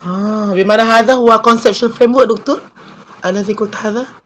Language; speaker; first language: Arabic; non-native, fluent; Malay